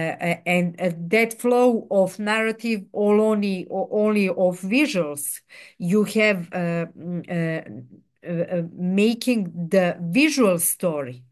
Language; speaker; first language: English; non-native, fluent; Serbian